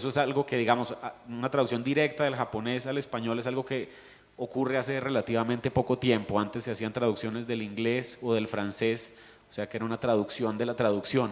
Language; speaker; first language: Spanish; native; Spanish